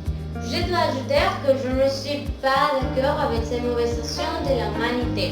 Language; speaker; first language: French; non-native, fluent; Spanish